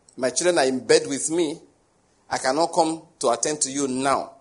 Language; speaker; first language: English; non-native, local second language; Yoruba